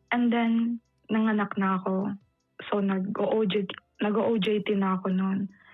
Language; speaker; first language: Filipino; native; Filipino